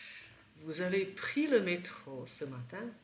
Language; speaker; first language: French; non-native, fluent; Czech